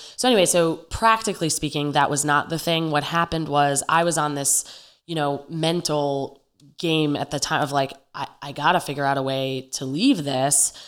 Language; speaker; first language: English; native; English